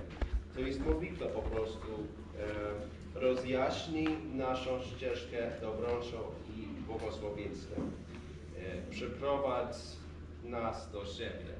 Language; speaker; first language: Polish; non-native, fluent; English